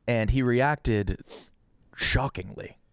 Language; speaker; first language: English; native; English